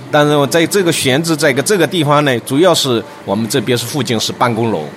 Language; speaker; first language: Chinese; native; Chinese